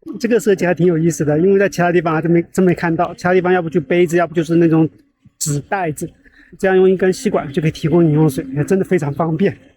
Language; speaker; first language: Chinese; native; Chinese